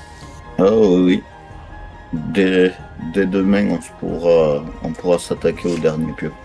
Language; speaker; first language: French; native; French